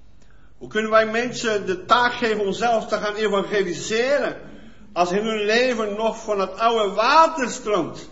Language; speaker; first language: Dutch; non-native, fluent; Portuguese